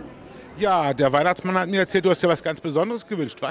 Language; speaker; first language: German; native; German